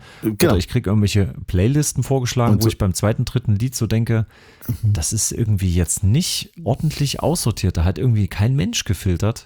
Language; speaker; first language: German; native; German